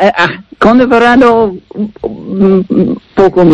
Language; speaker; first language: Spanish; non-native, learner; English